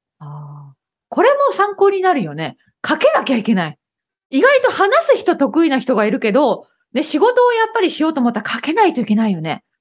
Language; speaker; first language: Japanese; native; Japanese